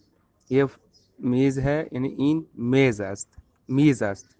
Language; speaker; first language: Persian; non-native, fluent; Urdu